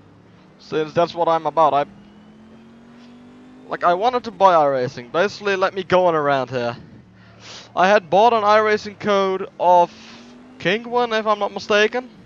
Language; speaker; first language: English; non-native, fluent; Dutch